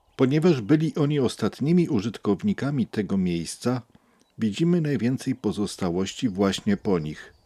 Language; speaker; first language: Polish; native; Polish